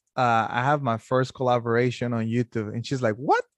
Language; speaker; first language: English; non-native, fluent; Spanish